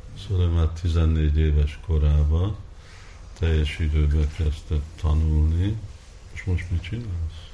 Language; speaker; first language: Hungarian; early bilingual, heritage; Hungarian